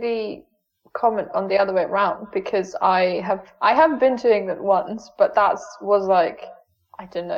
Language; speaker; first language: English; non-native, fluent; German